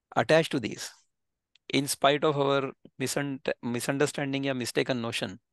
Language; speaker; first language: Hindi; non-native, local second language; Marathi